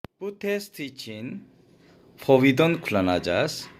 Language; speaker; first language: Turkish; non-native, learner; Korean